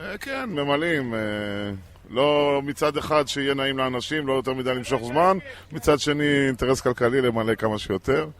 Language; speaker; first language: Hebrew; native; Hebrew